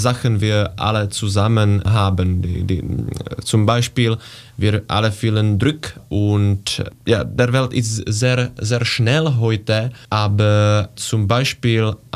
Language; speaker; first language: German; non-native, learner; Czech